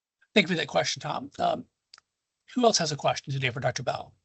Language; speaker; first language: English; native; English